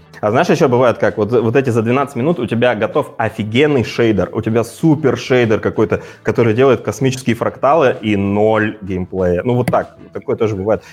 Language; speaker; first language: Russian; native; Russian